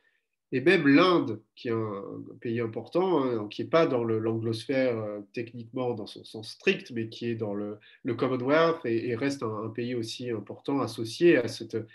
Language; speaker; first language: French; native; French